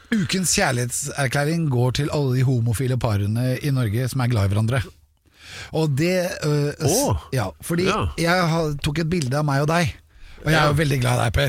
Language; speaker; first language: Norwegian; native; Norwegian